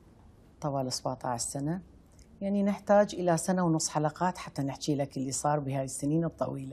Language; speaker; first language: Arabic; native; Arabic